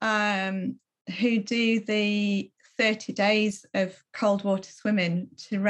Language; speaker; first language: English; native; English